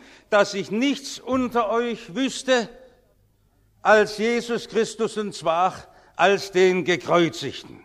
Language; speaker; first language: German; native; German